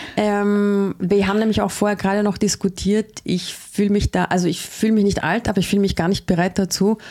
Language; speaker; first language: German; native; German